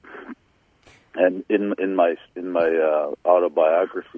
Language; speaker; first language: English; native; English